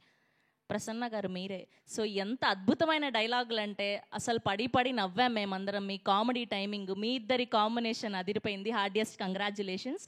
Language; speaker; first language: Telugu; native; Telugu